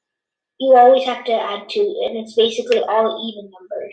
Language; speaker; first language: English; native; English